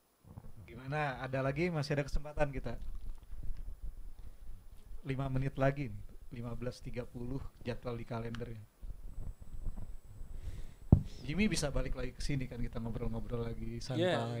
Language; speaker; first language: Indonesian; native; Indonesian